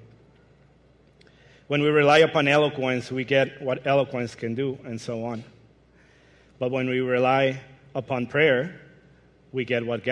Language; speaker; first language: English; non-native, fluent; Spanish